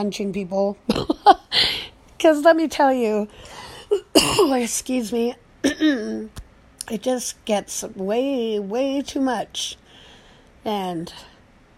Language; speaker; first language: English; native; English